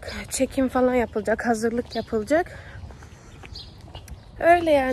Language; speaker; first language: Turkish; early bilingual, heritage; Turkish